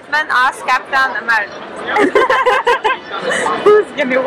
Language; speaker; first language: English; non-native, learner; Ukrainian